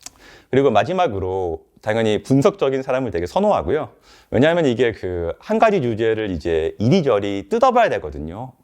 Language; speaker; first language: Korean; native; Korean